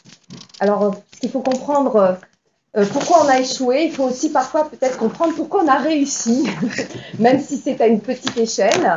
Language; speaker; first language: French; native; French